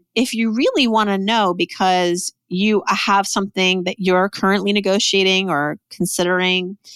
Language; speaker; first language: English; early bilingual, other home language; Persian